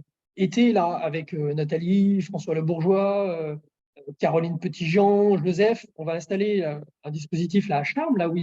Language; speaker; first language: French; native; French